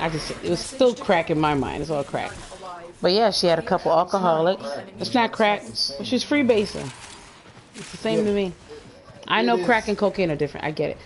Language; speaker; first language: English; native; English